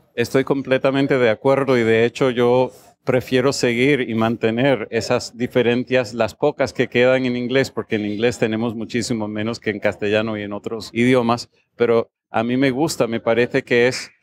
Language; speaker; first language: Spanish; non-native, fluent; English